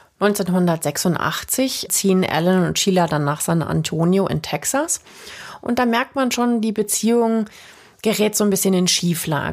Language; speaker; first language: German; native; German